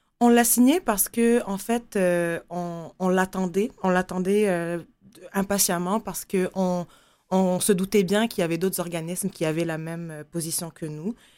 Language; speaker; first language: French; non-native, local second language; Arabic